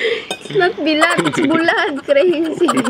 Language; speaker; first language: English; non-native, learner; Cebuano